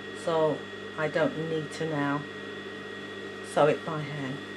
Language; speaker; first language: English; native; English